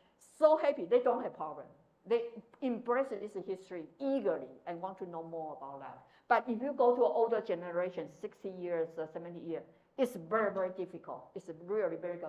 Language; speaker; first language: English; non-native, fluent; Chinese